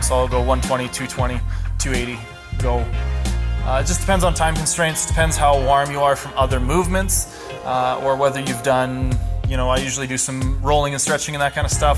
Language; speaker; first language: English; native; English